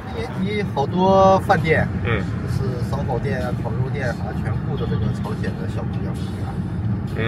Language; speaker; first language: Chinese; native; Chinese